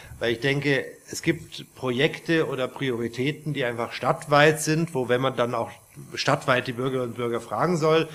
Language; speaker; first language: German; native; German